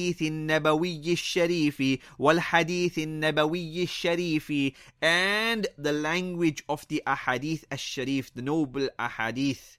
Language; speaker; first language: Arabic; non-native, fluent; English